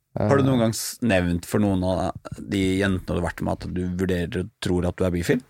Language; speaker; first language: Norwegian; native; Norwegian